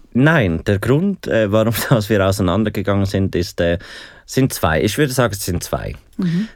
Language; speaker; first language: German; native; German